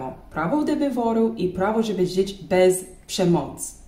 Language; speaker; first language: Polish; non-native, learner; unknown